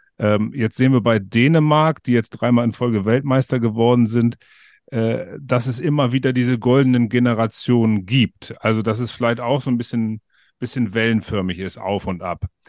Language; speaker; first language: German; native; German